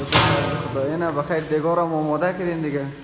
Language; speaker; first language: Persian; native; Persian